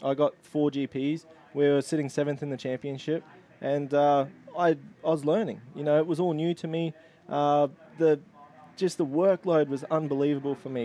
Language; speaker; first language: English; native; English